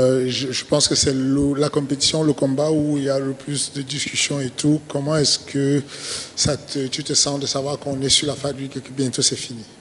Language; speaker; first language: French; native; French